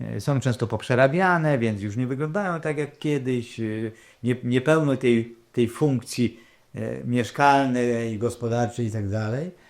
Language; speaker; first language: Polish; non-native, local second language; Rusyn